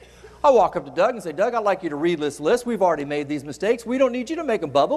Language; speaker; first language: English; native; English